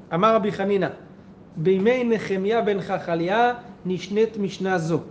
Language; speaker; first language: Hebrew; native; Hebrew